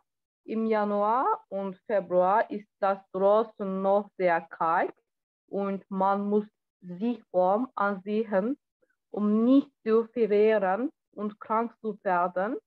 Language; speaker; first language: German; non-native, learner; Turkish